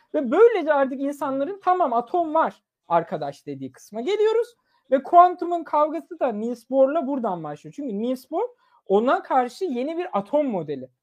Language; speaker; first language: Turkish; early bilingual, other home language; German